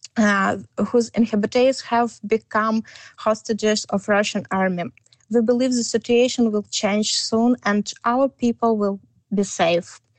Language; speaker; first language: English; non-native, learner; Ukrainian